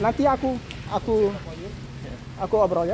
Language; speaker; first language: Indonesian; non-native, learner; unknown